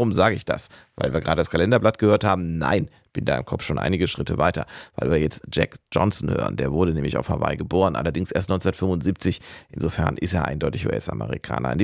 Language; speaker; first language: German; native; German